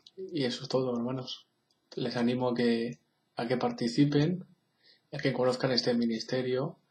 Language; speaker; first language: Spanish; native; Spanish